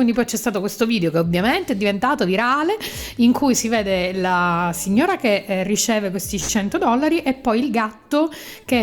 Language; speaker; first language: Italian; native; Italian